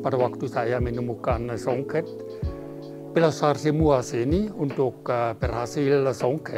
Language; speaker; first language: Indonesian; non-native, fluent; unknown